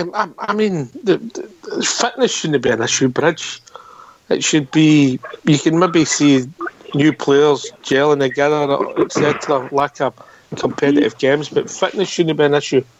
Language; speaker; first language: English; native; English